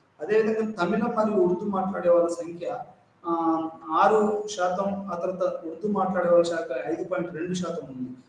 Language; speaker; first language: Telugu; non-native, local second language; Urdu